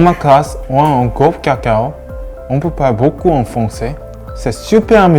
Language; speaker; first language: French; non-native, learner; Japanese